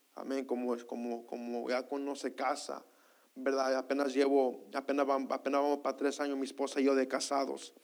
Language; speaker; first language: Spanish; early bilingual, heritage; Spanish